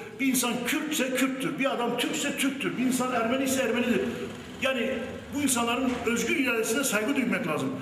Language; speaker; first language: Turkish; native; Turkish